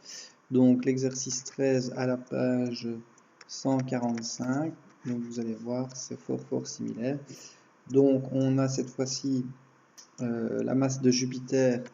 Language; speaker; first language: French; native; French